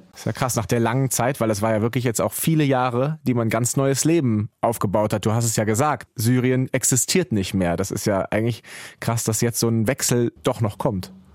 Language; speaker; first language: German; native; German